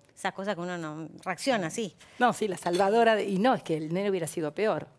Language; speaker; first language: Spanish; native; Spanish